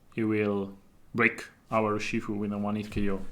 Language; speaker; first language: English; non-native, fluent; Italian